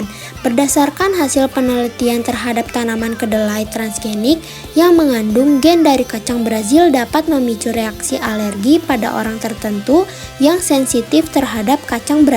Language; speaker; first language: Indonesian; native; Indonesian